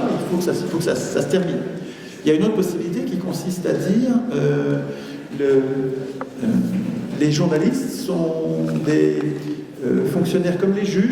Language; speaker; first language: French; native; French